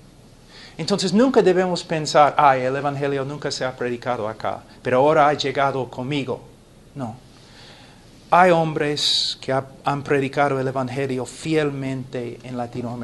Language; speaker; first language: Spanish; non-native, fluent; English